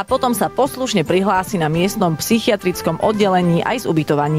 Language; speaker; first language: Slovak; native; Slovak